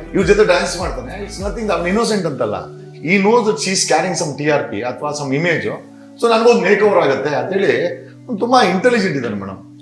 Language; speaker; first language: Kannada; native; Kannada